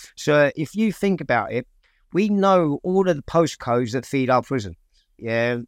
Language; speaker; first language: English; native; English